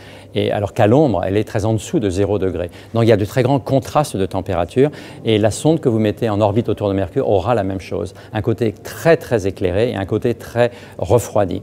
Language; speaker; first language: French; native; French